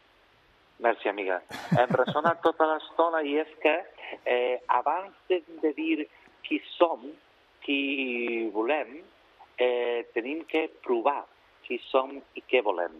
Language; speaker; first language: Catalan; non-native, learner; Spanish